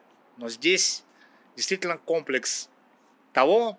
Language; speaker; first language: Russian; native; Russian